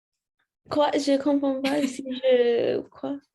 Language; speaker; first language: French; non-native, learner; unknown